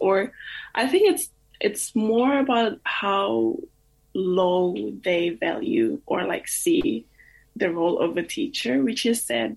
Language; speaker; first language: English; non-native, fluent; Indonesian